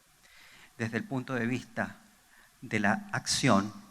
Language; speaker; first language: Spanish; native; Spanish